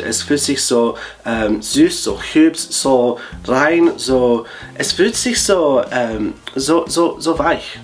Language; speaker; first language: German; non-native, learner; English